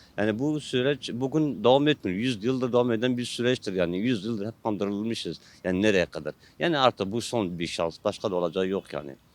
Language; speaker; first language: Turkish; non-native, local second language; Kurdish